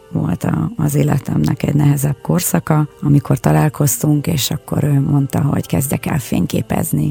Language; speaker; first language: Hungarian; non-native, fluent; Russian